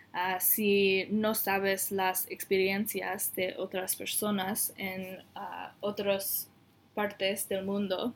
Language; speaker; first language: Spanish; non-native, learner; English